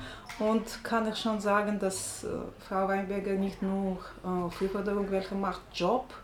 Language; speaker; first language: German; non-native, learner; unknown